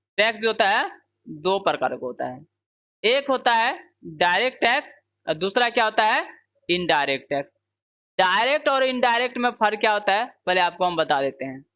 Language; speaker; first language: Hindi; native; Hindi